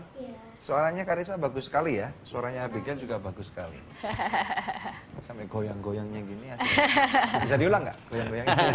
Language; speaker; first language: Indonesian; native; Indonesian